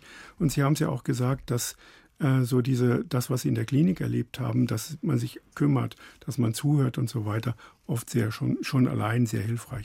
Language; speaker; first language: German; native; German